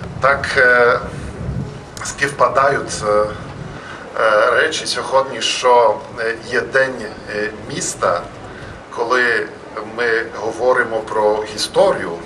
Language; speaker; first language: Ukrainian; non-native, fluent; Polish